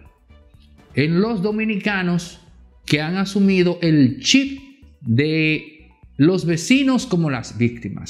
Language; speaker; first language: Spanish; native; Spanish